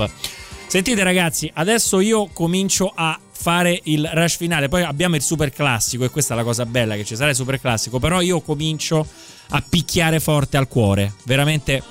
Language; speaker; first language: Italian; native; Italian